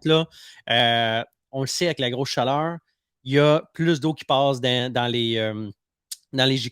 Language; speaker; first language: French; native; French